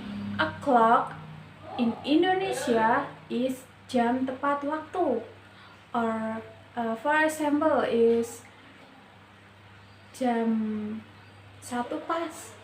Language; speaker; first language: English; non-native, learner; Indonesian